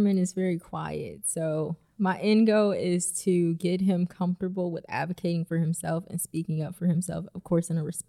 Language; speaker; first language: English; native; English